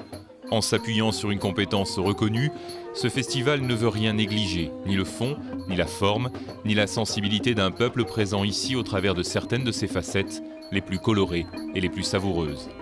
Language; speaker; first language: French; native; French